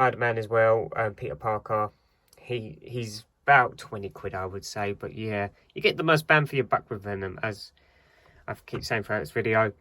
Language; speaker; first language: English; native; English